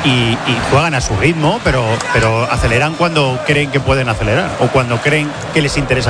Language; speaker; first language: Spanish; native; Spanish